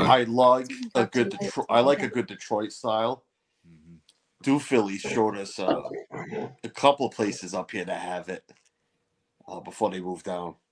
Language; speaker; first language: English; native; English